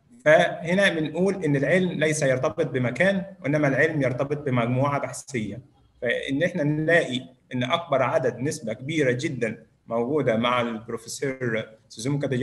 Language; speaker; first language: Arabic; native; Arabic